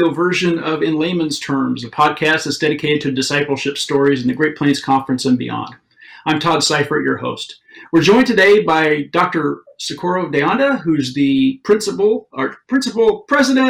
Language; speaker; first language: English; native; English